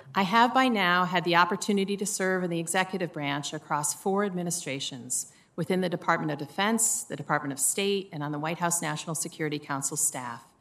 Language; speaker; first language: English; native; English